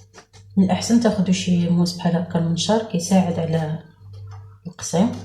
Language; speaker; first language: Arabic; native; Arabic